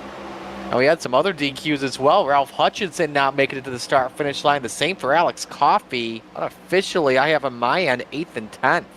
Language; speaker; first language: English; native; English